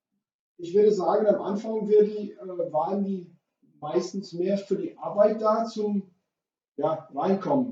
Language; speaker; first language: German; non-native, fluent; English